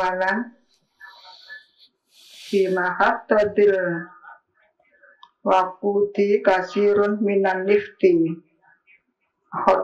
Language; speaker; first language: Arabic; non-native, learner; Indonesian